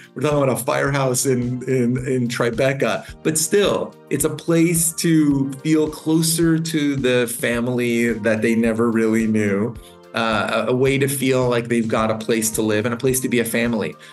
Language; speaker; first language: English; native; English